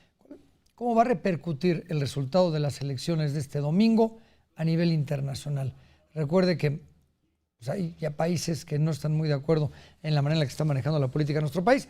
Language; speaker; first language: Spanish; native; Spanish